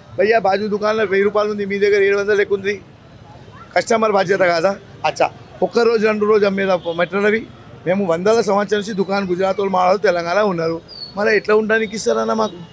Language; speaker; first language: Telugu; non-native, local second language; Gujarati